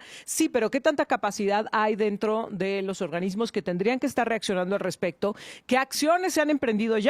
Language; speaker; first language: Spanish; native; Spanish